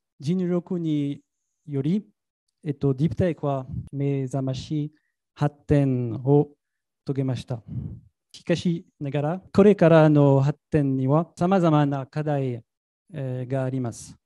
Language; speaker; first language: Japanese; non-native, fluent; French